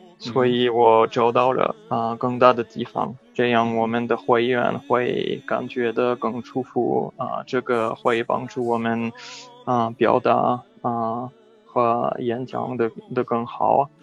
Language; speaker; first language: Chinese; non-native, learner; French